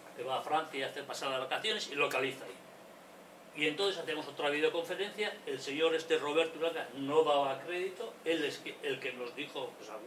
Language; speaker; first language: Spanish; non-native, local second language; Basque